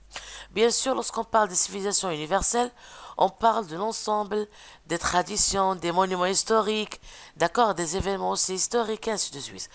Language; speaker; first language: French; non-native, local second language; Arabic